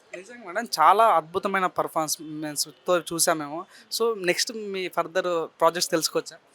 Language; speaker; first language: Telugu; native; Telugu